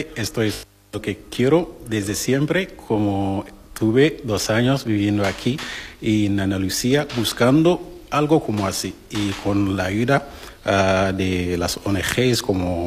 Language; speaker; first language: Spanish; non-native, learner; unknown